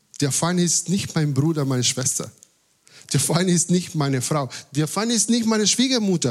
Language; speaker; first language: German; non-native, fluent; Spanish